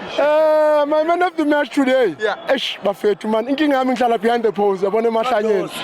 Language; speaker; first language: Zulu; non-native, local second language; Xhosa